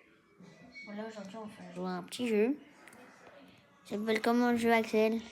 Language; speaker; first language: French; native; French